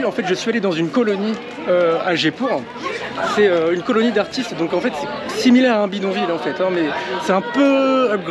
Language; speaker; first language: French; native; French